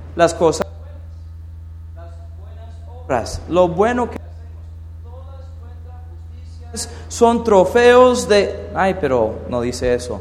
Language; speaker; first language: Spanish; non-native, fluent; English